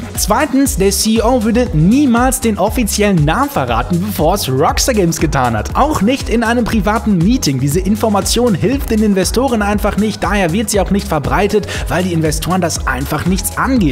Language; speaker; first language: German; native; German